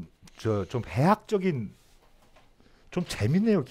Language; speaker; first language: Korean; native; Korean